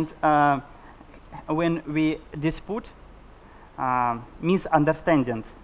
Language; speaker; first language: English; non-native, learner; Russian